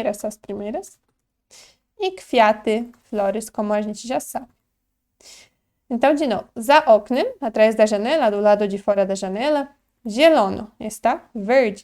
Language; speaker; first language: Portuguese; non-native, fluent; Polish